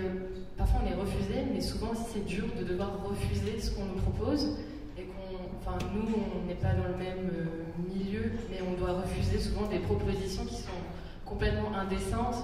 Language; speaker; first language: French; native; French